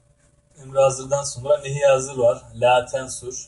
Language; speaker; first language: Turkish; native; Turkish